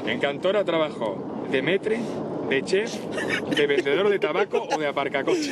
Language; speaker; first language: Spanish; native; Spanish